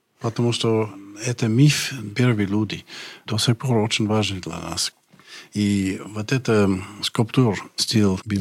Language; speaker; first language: Russian; non-native, learner; English